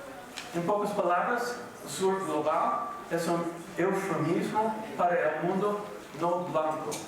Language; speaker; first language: Portuguese; non-native, fluent; English